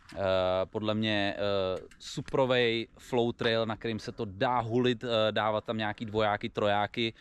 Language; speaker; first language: Czech; native; Czech